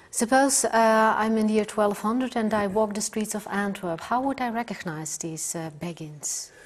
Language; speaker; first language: English; non-native, fluent; Dutch